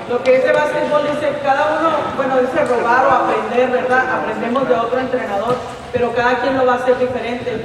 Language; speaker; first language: Spanish; native; Spanish